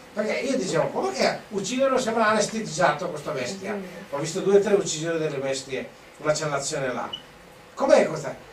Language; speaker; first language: Italian; non-native, fluent; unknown